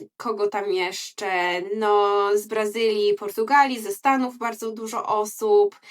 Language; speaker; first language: Polish; early bilingual, heritage; Polish